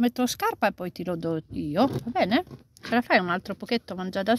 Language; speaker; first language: Italian; non-native, learner; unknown